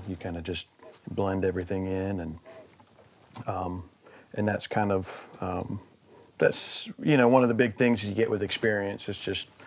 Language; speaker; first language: English; native; English